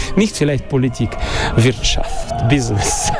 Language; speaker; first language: German; non-native, learner; Russian